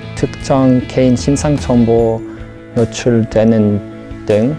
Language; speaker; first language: Korean; non-native, fluent; English